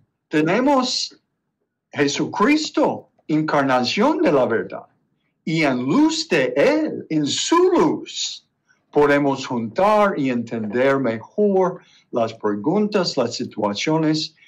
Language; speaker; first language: Spanish; non-native, learner; English